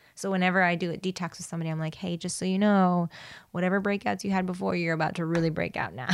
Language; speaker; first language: English; early bilingual, other home language; Spanish